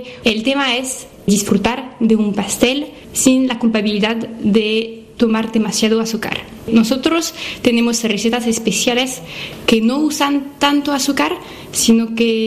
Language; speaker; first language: Spanish; non-native, fluent; French